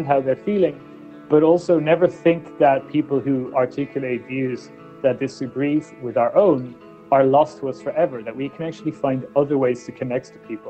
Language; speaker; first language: English; native; English